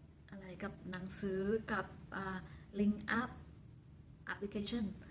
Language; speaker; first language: Thai; non-native, learner; Vietnamese